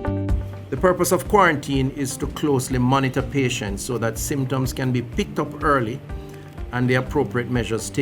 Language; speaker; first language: English; native; English